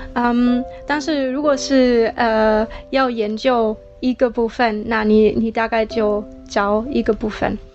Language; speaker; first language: Chinese; non-native, fluent; German